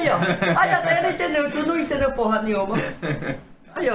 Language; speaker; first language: Portuguese; native; Portuguese